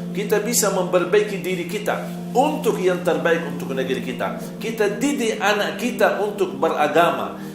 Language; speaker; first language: Malay; non-native, fluent; Arabic